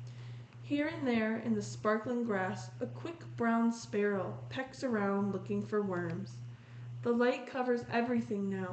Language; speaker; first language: English; native; English